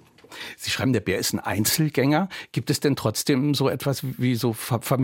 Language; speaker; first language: German; native; German